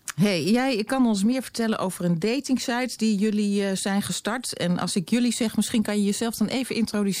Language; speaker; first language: Dutch; native; Dutch